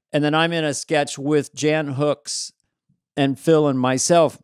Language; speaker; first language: English; native; English